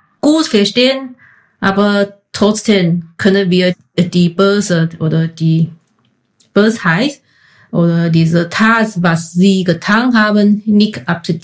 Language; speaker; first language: German; non-native, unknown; Chinese